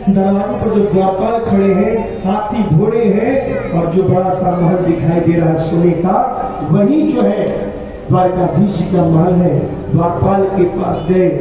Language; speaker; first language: Hindi; native; Hindi